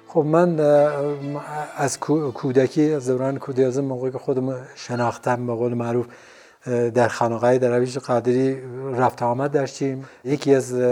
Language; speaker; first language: Persian; non-native, local second language; Central Kurdish